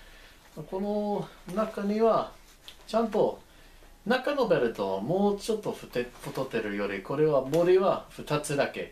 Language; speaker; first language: Japanese; non-native, fluent; English